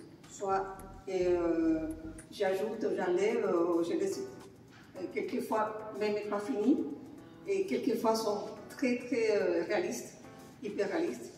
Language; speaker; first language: French; non-native, fluent; Spanish